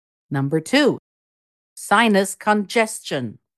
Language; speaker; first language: English; non-native, fluent; German